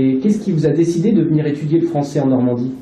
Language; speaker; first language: French; native; French